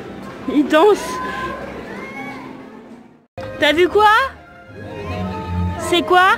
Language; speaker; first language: French; native; French